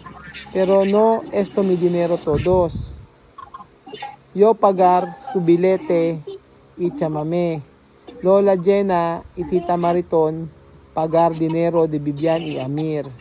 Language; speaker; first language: Spanish; non-native, learner; Filipino